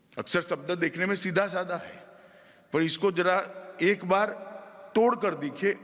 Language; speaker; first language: Hindi; non-native, local second language; Gujarati